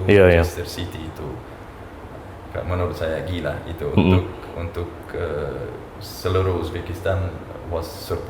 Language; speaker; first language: Indonesian; non-native, fluent; Uzbek